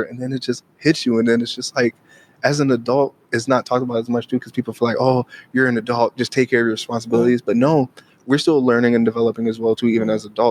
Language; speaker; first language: English; native; English